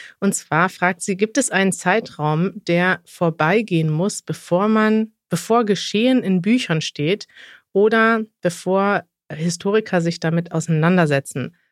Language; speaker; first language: German; native; German